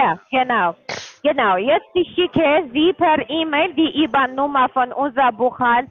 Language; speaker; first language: German; non-native, learner; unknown